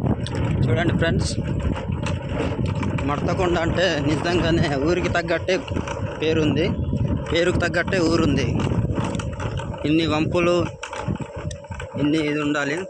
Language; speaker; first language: Telugu; native; Telugu